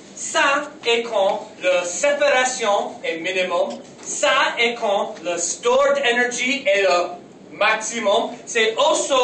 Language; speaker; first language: French; non-native, learner; English